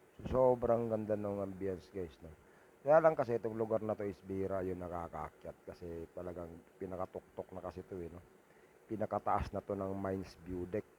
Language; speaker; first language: Filipino; non-native, local second language; Cebuano